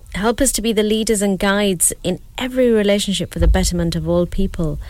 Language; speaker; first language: English; early bilingual, other home language; Urdu